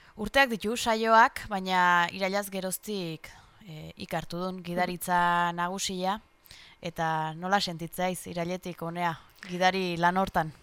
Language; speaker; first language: Basque; native; Basque